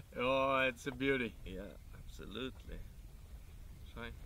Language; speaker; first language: English; non-native, fluent; Norwegian